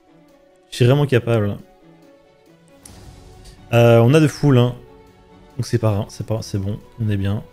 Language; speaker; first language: French; native; French